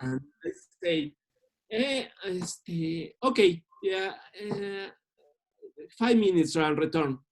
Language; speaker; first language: English; non-native, learner; Spanish